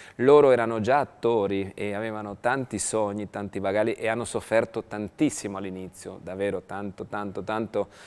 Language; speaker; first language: Italian; non-native, fluent; Spanish